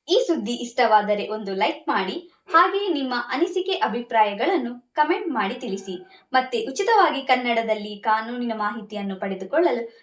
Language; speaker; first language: Kannada; native; Kannada